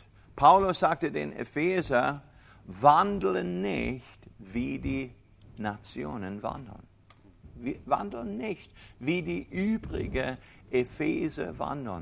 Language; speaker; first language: German; non-native, fluent; English